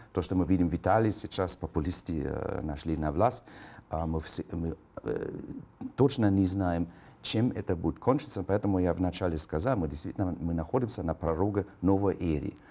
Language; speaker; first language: Russian; non-native, fluent; German